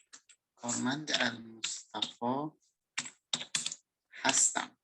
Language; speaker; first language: Persian; non-native, fluent; Indonesian